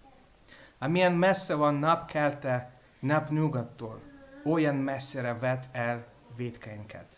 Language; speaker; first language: Hungarian; non-native, fluent; English